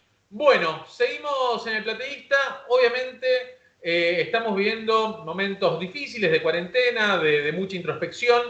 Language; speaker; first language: Spanish; native; Spanish